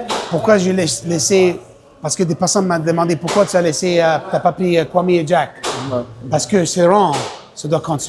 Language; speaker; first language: French; non-native, local second language; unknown